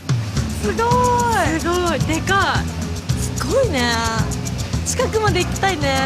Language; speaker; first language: Japanese; native; Japanese